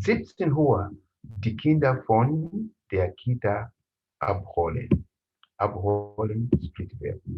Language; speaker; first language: German; non-native, fluent; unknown